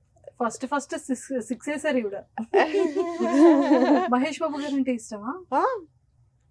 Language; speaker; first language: Telugu; native; Telugu